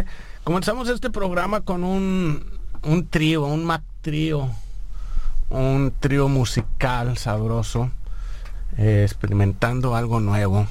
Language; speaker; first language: Spanish; native; Spanish